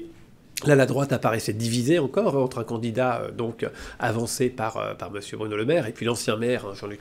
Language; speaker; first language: French; native; French